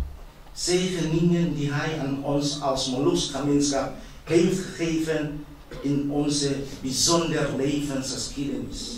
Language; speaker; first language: Dutch; non-native, fluent; Indonesian